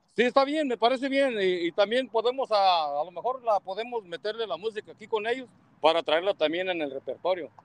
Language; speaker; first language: Spanish; native; Spanish